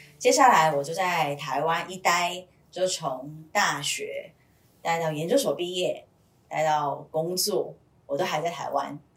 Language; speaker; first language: Chinese; non-native, local second language; Cantonese